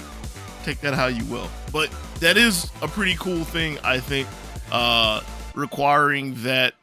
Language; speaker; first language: English; native; English